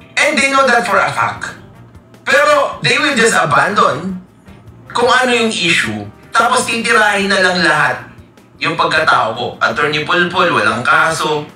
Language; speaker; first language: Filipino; native; Filipino